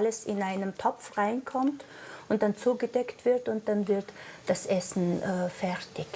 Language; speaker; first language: German; non-native, fluent; Mongolian